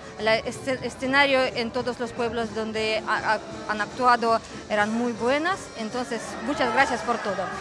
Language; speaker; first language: Spanish; non-native, fluent; Russian